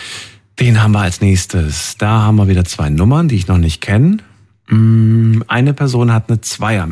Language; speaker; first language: German; native; German